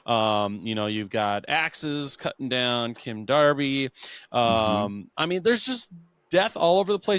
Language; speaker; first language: English; native; English